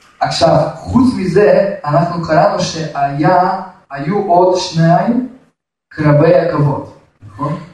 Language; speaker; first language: Hebrew; non-native, fluent; Russian